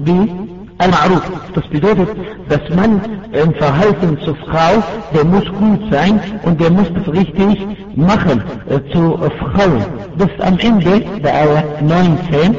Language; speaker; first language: German; non-native, fluent; Arabic